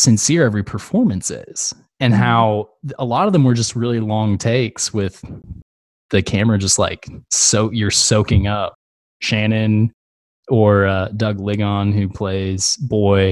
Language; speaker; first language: English; native; English